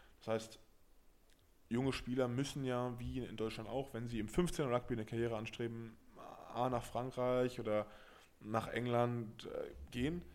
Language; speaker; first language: German; native; German